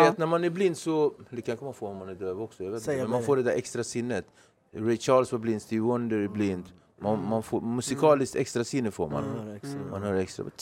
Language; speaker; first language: Swedish; native; Swedish